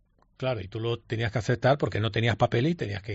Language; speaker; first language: Spanish; native; Spanish